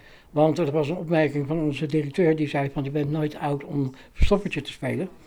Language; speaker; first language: Dutch; native; Dutch